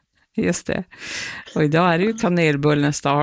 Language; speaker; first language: Swedish; native; Swedish